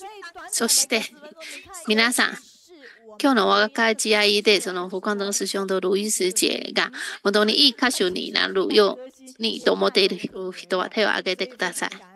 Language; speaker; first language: Japanese; non-native, fluent; Chinese